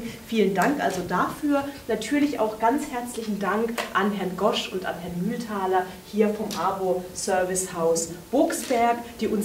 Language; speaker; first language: German; native; German